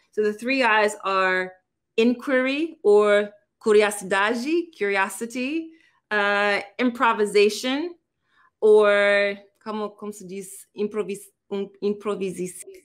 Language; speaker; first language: Portuguese; non-native, learner; English